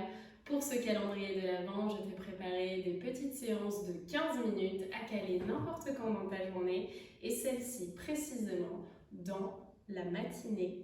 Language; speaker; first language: French; native; French